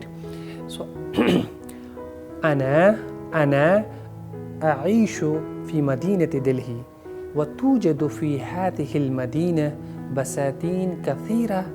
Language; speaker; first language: Arabic; non-native, fluent; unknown